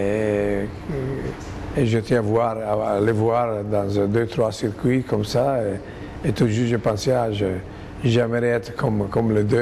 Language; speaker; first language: French; non-native, fluent; Italian